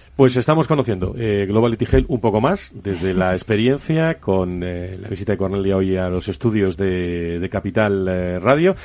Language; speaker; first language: Spanish; native; Spanish